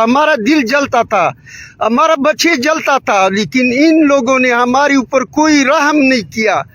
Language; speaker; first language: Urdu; non-native, local second language; Pashto